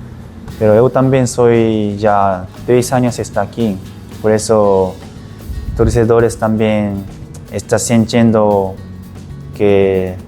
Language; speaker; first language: Portuguese; non-native, learner; Japanese